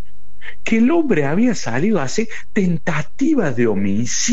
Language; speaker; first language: Spanish; native; Spanish